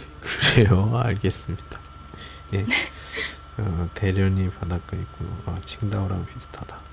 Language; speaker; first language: Korean; native; Korean